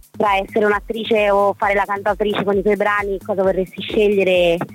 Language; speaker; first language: Italian; native; Italian